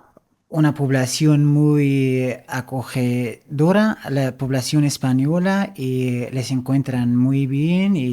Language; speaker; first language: Spanish; non-native, fluent; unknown